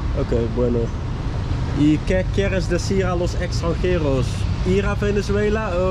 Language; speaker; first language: Spanish; non-native, learner; Dutch